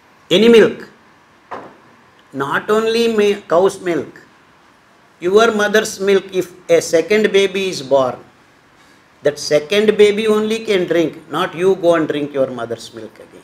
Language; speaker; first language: English; non-native, local second language; Telugu